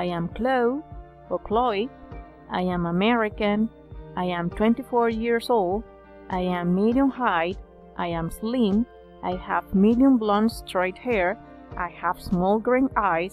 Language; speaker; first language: English; non-native, fluent; Spanish